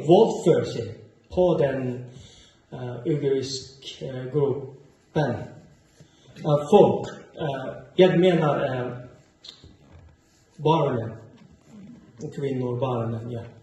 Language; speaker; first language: Swedish; non-native, learner; Uyghur